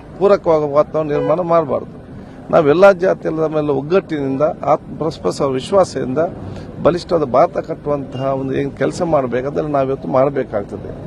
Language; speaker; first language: Kannada; native; Kannada